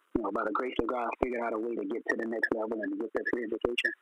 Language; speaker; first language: English; native; English